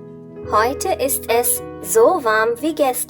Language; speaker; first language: German; non-native, fluent; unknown